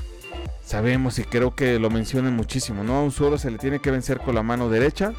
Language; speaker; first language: Spanish; native; Spanish